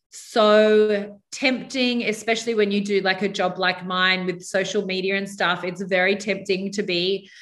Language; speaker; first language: English; native; English